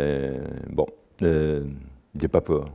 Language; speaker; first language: French; non-native, fluent; Japanese